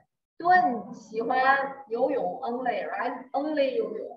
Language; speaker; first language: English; non-native, learner; Chinese